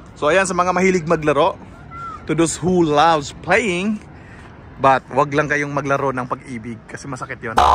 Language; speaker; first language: Filipino; non-native, local second language; Cebuano